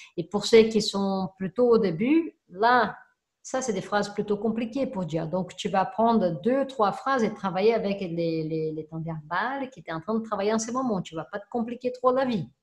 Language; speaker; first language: French; non-native, fluent; Portuguese